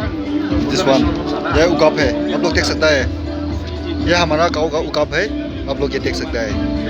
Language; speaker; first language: Hindi; non-native, local second language; Tangkhul Naga (India)